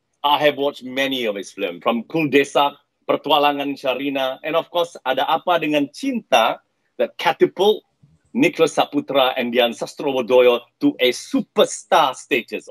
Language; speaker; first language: English; non-native, local second language; Malay